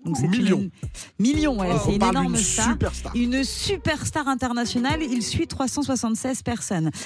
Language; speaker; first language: French; native; French